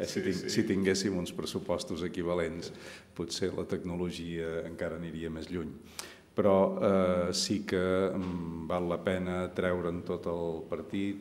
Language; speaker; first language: Catalan; native; Catalan